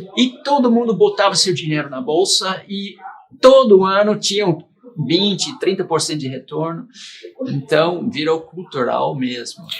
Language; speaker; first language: Portuguese; non-native, fluent; English